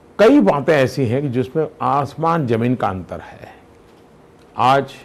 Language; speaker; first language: Hindi; non-native, local second language; Gujarati